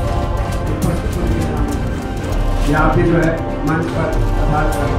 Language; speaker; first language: Hindi; native; Hindi